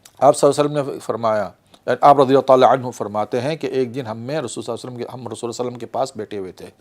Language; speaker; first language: Urdu; early bilingual, heritage; Urdu